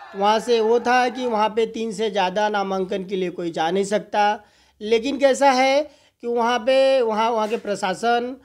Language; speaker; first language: Hindi; native; Hindi